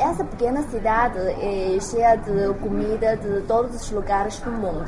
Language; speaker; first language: Portuguese; non-native, learner; Chinese